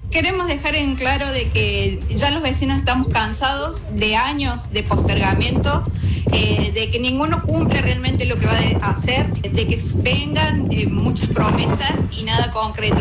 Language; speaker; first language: Spanish; native; Spanish